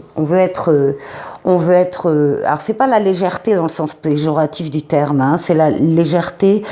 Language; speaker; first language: French; native; French